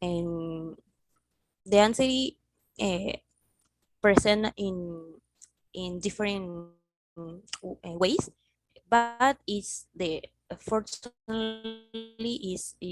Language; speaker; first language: English; non-native, learner; Spanish